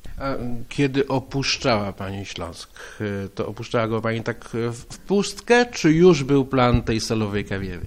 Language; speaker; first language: Polish; native; Polish